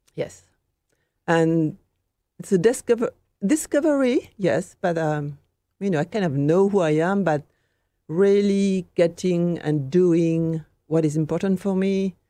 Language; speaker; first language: English; non-native, fluent; French